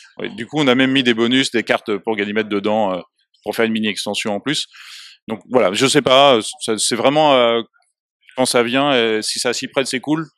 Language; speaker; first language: French; native; French